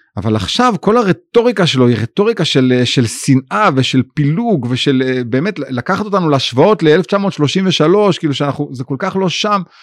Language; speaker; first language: Hebrew; native; Hebrew